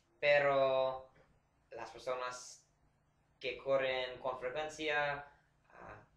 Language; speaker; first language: Spanish; non-native, learner; English